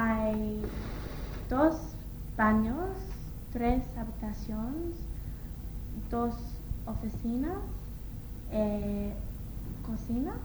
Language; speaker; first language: Spanish; non-native, learner; English